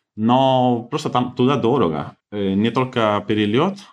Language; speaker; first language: Russian; non-native, fluent; Spanish